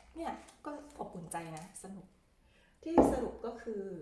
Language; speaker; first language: Thai; native; Thai